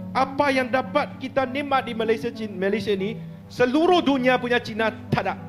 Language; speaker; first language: Malay; non-native, local second language; Chinese